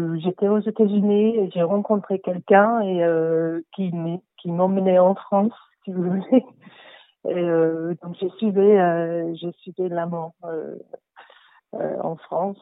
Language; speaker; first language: French; non-native, learner; English